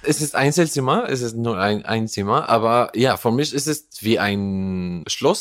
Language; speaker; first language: German; non-native, learner; Arabic